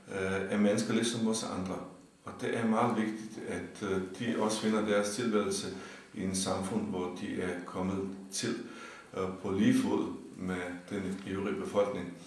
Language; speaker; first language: Danish; non-native, fluent; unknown